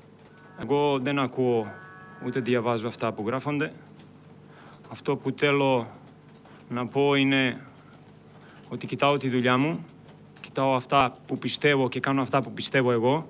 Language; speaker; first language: Greek; non-native, fluent; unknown